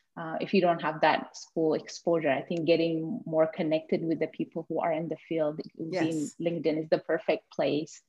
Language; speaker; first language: English; non-native, fluent; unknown